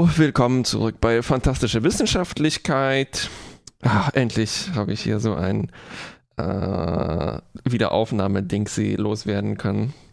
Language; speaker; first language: German; non-native, fluent; Polish